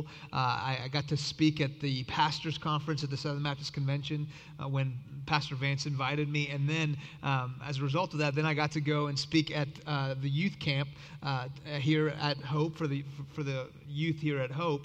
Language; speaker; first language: English; early bilingual, other home language; Persian